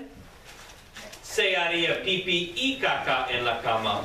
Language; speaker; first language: Spanish; non-native, fluent; English